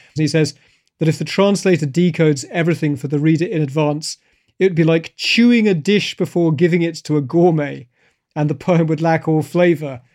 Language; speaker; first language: English; native; English